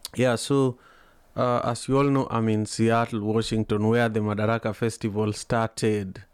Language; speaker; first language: English; non-native, local second language; Luo (Kenya and Tanzania)